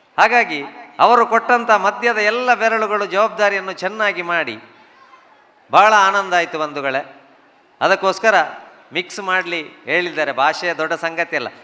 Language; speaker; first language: Kannada; non-native, local second language; Tulu